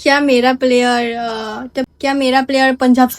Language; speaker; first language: Hindi; native; Hindi